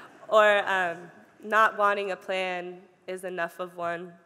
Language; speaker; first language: English; native; English